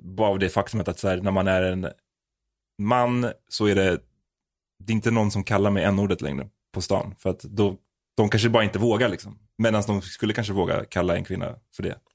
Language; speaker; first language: Swedish; native; Swedish